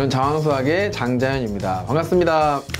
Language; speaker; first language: Korean; native; Korean